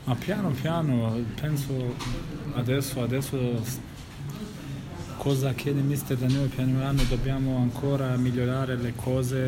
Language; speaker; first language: Italian; non-native, fluent; Bosnian